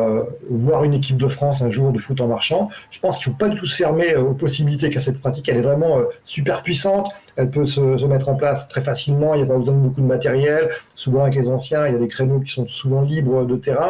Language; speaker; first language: French; native; French